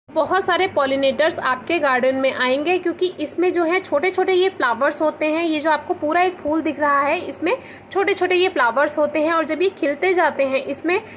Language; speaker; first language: Hindi; native; Hindi